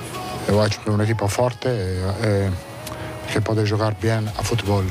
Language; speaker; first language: Portuguese; non-native, fluent; Italian